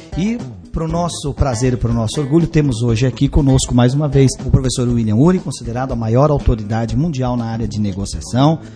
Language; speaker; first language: Portuguese; native; Portuguese